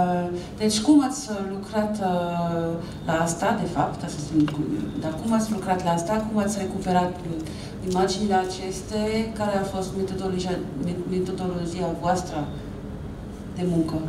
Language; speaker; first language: Romanian; non-native, fluent; French